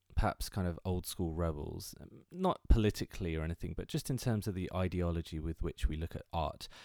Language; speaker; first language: English; native; English